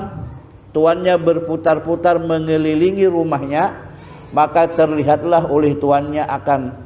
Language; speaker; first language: Indonesian; non-native, local second language; Banjar